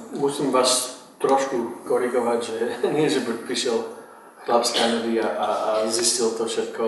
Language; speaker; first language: Slovak; non-native, fluent; English